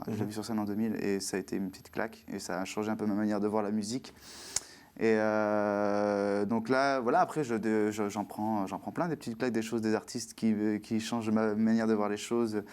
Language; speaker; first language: French; native; French